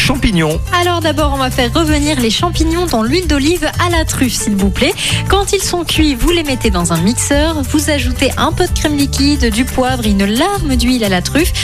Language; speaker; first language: French; native; French